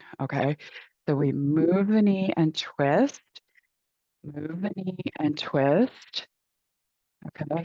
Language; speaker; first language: English; native; English